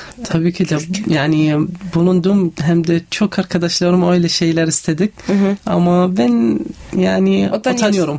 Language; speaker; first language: Turkish; non-native, fluent; Arabic